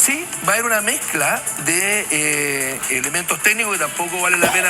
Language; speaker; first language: Spanish; native; Spanish